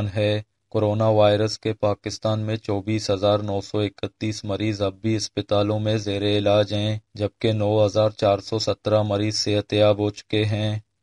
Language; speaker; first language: Urdu; non-native, local second language; Baluchi